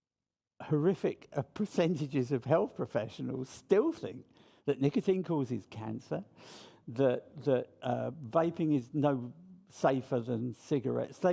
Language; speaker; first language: English; native; English